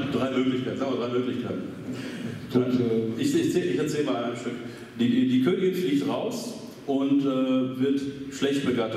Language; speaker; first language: German; native; German